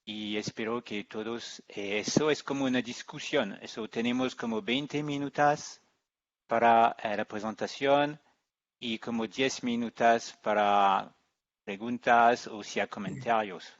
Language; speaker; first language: Spanish; non-native, learner; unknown